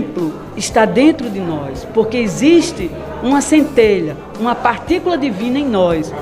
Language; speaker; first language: Portuguese; native; Portuguese